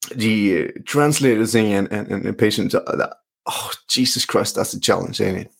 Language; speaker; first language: English; non-native, fluent; Norwegian